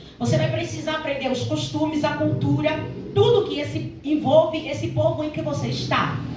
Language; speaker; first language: Portuguese; native; Portuguese